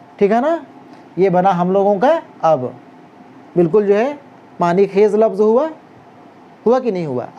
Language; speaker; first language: Hindi; native; Hindi